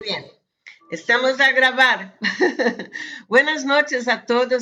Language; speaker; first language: Spanish; non-native, fluent; Portuguese